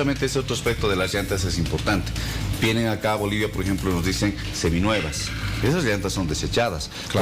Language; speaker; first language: Spanish; native; Spanish